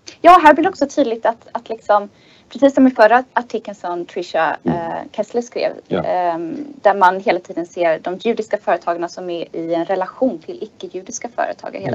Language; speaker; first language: Swedish; native; Swedish